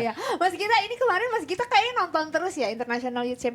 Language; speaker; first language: Indonesian; native; Indonesian